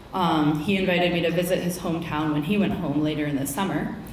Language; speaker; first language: English; native; English